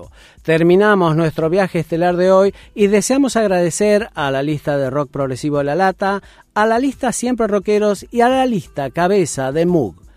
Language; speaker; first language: Spanish; native; Spanish